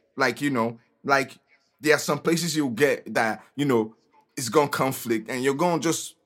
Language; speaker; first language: English; non-native, local second language; Igbo